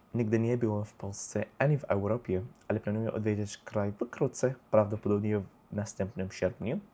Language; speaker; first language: Polish; non-native, learner; Arabic